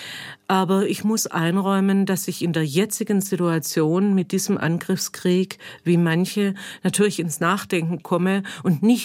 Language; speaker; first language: German; native; German